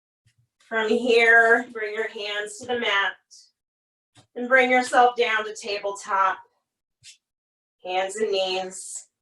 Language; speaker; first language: English; native; English